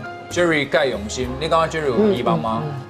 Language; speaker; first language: Chinese; native; Chinese